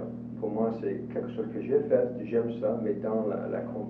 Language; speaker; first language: French; non-native, local second language; English